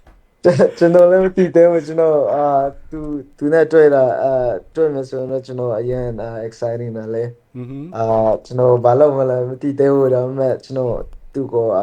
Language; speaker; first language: Burmese; early bilingual, heritage; Burmese